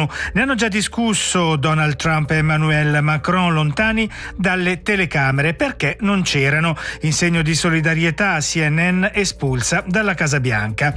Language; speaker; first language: Italian; native; Italian